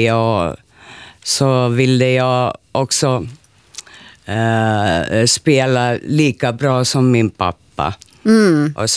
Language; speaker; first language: Swedish; non-native, local second language; Finnish